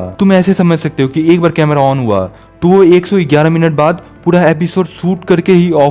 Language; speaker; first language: Hindi; non-native, local second language; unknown